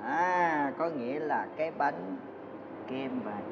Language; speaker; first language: Vietnamese; native; Vietnamese